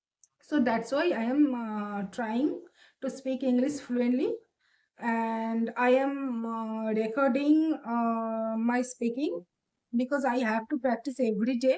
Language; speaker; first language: English; non-native, learner; Bangla